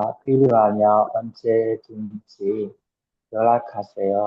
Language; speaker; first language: Korean; non-native, learner; Burmese